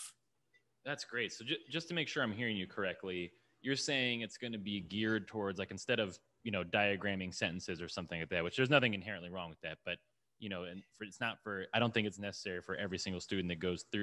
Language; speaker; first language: English; native; English